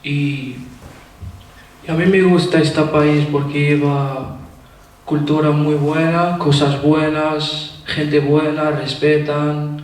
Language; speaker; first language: Spanish; non-native, learner; Arabic